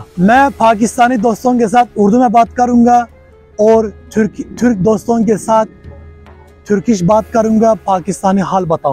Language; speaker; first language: Hindi; non-native, learner; Turkish